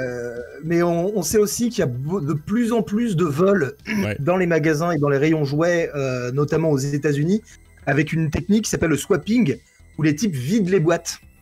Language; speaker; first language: French; native; French